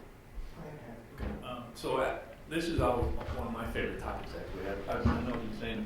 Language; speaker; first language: English; native; English